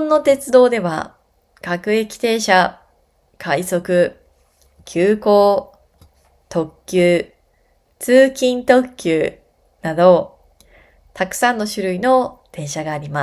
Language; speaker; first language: Japanese; native; Japanese